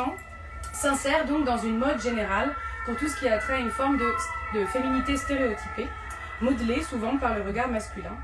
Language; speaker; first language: French; native; French